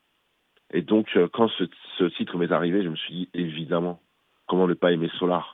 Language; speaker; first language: French; early bilingual, other home language; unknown